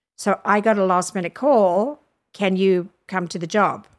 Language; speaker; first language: English; native; English